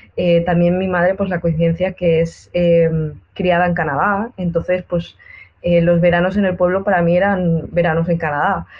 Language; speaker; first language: Spanish; native; Spanish